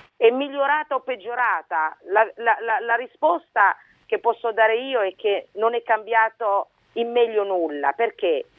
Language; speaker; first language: Italian; early bilingual, other home language; Arabic